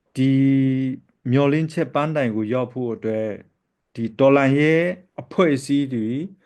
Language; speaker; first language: Burmese; non-native, local second language; Kachin